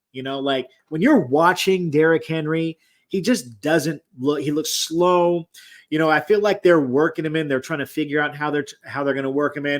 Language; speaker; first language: English; native; English